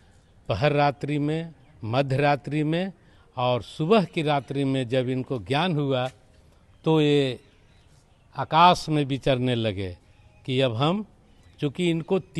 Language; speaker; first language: Hindi; native; Hindi